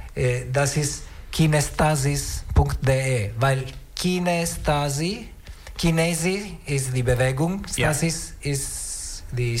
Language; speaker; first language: German; non-native, learner; Italian